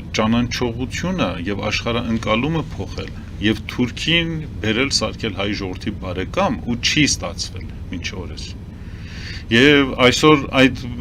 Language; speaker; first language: Armenian; early bilingual, heritage; Armenian